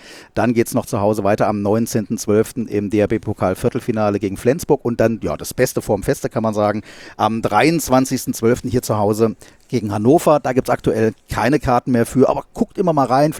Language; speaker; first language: German; native; German